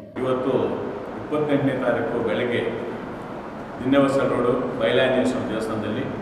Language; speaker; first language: Kannada; native; Kannada